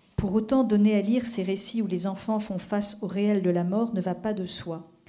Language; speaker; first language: French; native; French